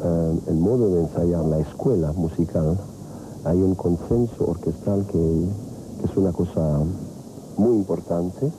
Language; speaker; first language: Spanish; non-native, fluent; French